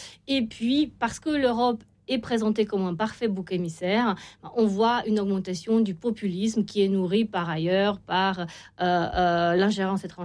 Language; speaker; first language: French; non-native, fluent; Romanian